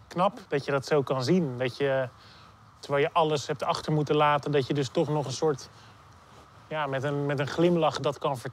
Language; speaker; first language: Dutch; native; Dutch